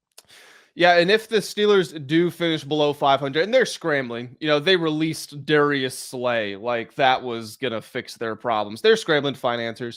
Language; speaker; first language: English; native; English